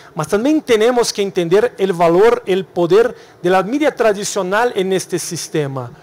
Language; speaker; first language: Spanish; non-native, learner; Portuguese